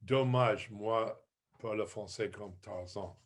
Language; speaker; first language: French; non-native, learner; English